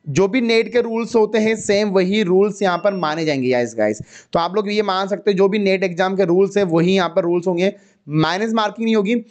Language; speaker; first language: Hindi; native; Hindi